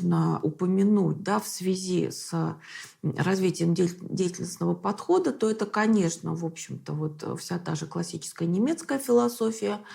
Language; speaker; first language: Russian; native; Russian